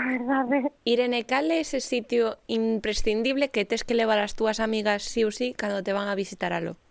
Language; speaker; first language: Galician; native; Galician